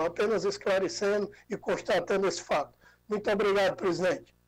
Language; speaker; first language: Portuguese; native; Portuguese